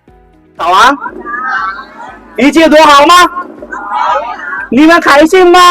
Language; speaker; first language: Chinese; non-native, fluent; Sinhala